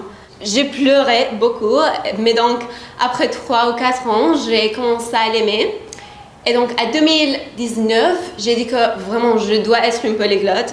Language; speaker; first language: French; non-native, fluent; Persian